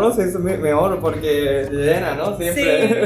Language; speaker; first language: Spanish; non-native, learner; Japanese